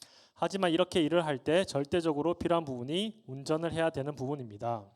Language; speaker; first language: Korean; native; Korean